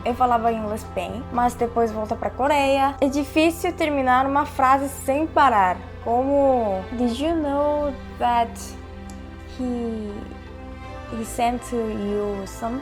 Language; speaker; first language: Portuguese; non-native, fluent; Korean